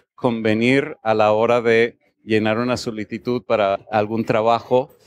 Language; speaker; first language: Spanish; non-native, fluent; English